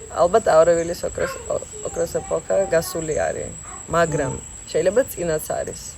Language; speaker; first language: Georgian; native; Georgian